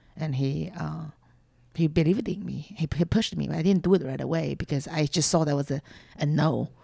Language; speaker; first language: English; non-native, fluent; Chinese